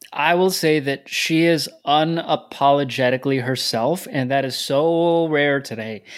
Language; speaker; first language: English; native; English